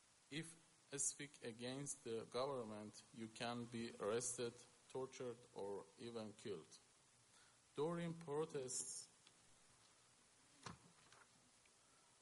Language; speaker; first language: English; non-native, learner; Persian